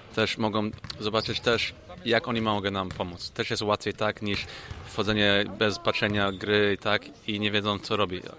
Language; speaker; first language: Polish; early bilingual, heritage; English